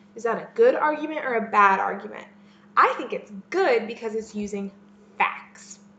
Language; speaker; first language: English; native; English